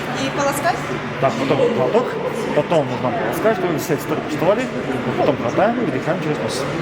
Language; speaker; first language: Russian; non-native, fluent; Georgian